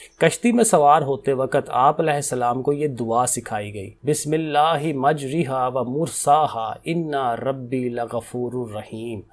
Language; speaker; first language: Urdu; non-native, local second language; Punjabi